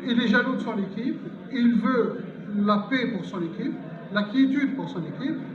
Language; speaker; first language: French; non-native, local second language; Arabic